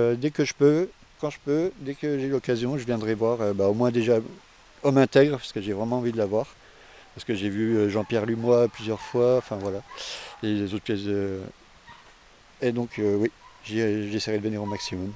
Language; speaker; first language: French; native; French